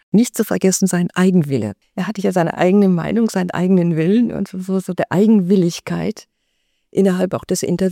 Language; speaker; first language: German; native; German